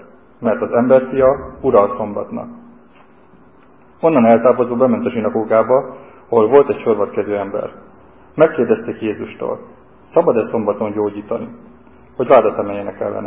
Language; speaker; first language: Hungarian; native; Hungarian